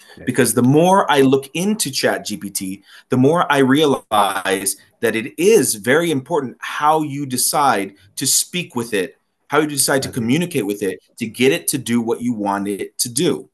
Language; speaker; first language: English; native; English